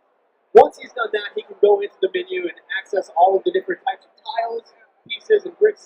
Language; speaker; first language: English; native; English